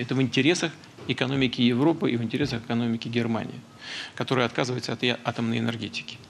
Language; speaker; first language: Russian; native; Russian